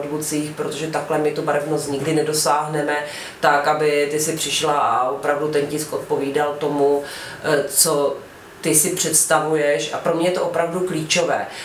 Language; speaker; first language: Czech; native; Czech